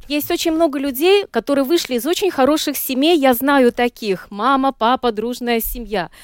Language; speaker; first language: Russian; native; Russian